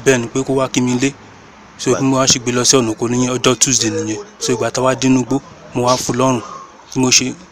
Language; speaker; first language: Yoruba; non-native, local second language; Igbo